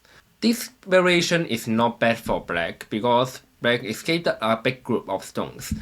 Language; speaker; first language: English; non-native, fluent; Chinese